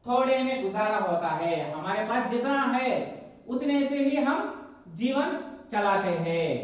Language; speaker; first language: Hindi; non-native, local second language; Telugu